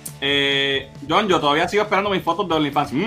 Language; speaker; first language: Spanish; native; Spanish